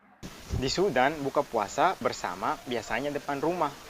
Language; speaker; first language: Indonesian; non-native, fluent; Arabic